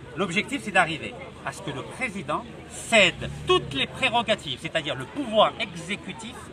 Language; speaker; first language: French; non-native, local second language; Arabic